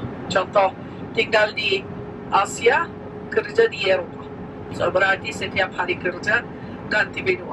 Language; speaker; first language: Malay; non-native, fluent; Turkish